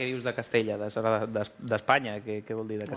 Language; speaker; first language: Catalan; native; Catalan